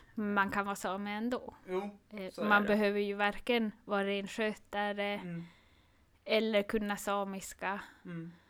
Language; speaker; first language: Swedish; non-native, local second language; Northern Sami